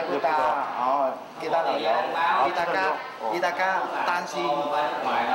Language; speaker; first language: Korean; non-native, learner; Filipino